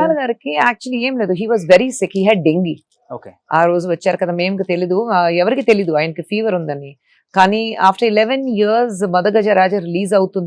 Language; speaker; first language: Telugu; non-native, fluent; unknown